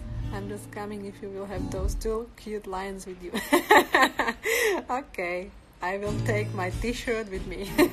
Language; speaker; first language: English; non-native, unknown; Slovak